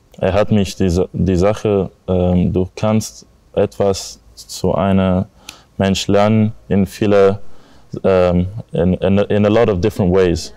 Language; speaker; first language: German; non-native, learner; English